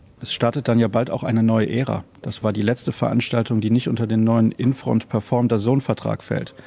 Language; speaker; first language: German; native; German